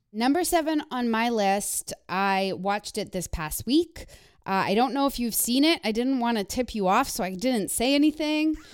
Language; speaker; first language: English; non-native, fluent; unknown